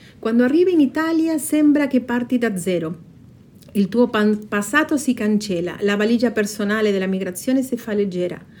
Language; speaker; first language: Italian; non-native, fluent; Spanish